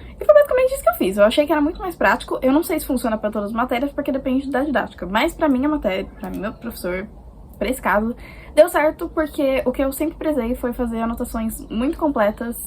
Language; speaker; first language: Portuguese; native; Portuguese